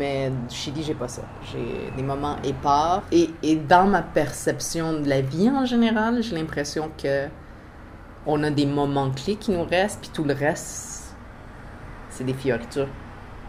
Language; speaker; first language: French; early bilingual, other home language; Spanish